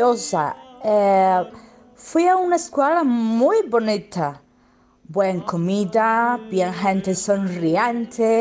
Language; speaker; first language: Spanish; non-native, learner; English